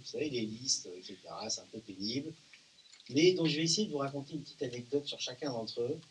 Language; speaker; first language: French; native; French